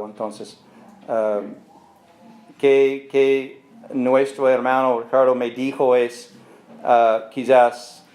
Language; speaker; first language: Spanish; non-native, learner; English